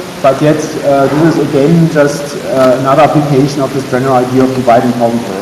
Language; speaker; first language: English; non-native, fluent; German